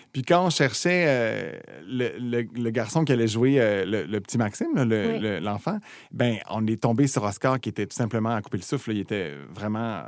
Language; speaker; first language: French; native; French